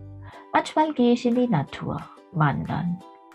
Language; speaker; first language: German; non-native, fluent; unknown